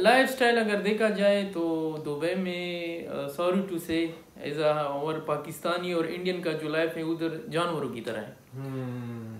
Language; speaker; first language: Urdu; non-native, local second language; Pashto